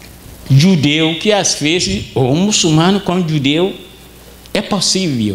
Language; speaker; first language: Portuguese; non-native, fluent; Arabic